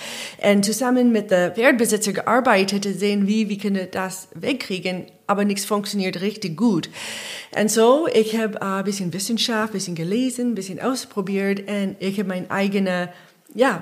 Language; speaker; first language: German; non-native, learner; English